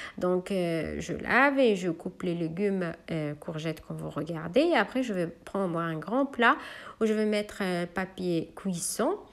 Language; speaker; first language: French; non-native, local second language; Arabic